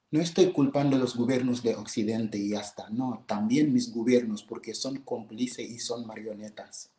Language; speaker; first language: Spanish; non-native, fluent; Wolof